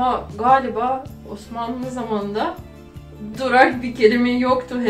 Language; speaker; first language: Turkish; non-native, fluent; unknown